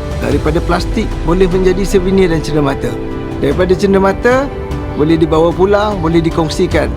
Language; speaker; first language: Malay; native; Malay